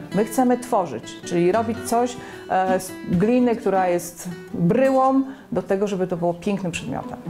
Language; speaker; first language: Polish; native; Polish